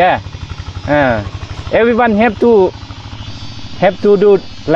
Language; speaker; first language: English; non-native, learner; Thai